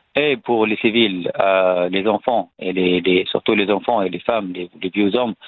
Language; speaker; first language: French; non-native, fluent; Arabic